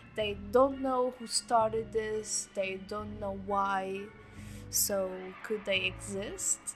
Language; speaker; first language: English; non-native, fluent; Portuguese